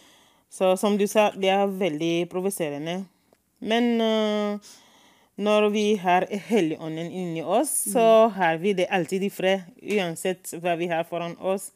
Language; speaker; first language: Norwegian; non-native, fluent; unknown